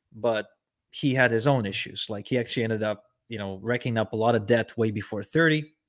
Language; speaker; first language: English; early bilingual, other home language; Ukrainian